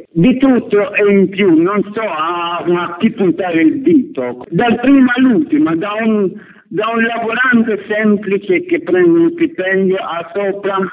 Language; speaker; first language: Italian; non-native, fluent; Albanian